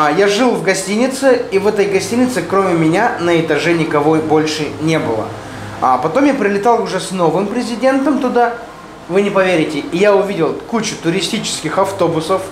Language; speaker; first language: Russian; native; Russian